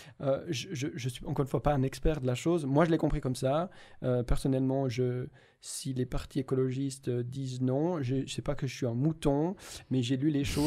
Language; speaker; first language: French; native; French